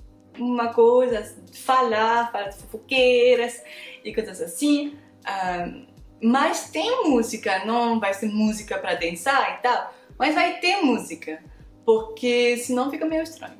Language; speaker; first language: Portuguese; non-native, fluent; French